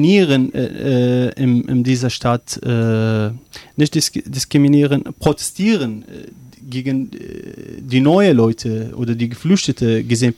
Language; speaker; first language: German; non-native, learner; Arabic